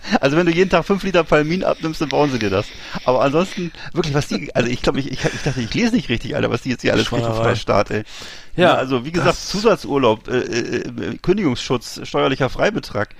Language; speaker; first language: German; native; German